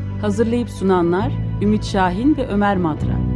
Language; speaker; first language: Turkish; native; Turkish